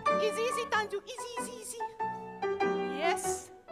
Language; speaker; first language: English; non-native, learner; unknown